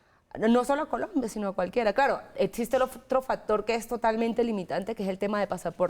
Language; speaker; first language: Spanish; native; Spanish